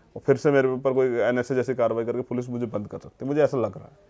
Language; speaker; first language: Hindi; native; Hindi